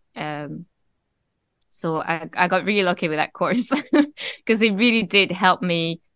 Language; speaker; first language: English; non-native, fluent; French